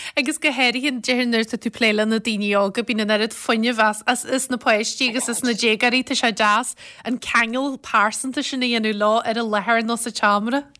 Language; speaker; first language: Irish; native; Irish